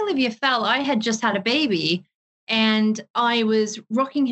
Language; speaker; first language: English; native; English